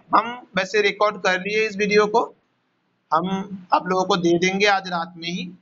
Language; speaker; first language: Hindi; non-native, local second language; Bangla